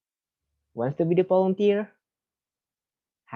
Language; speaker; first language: English; non-native, fluent; Indonesian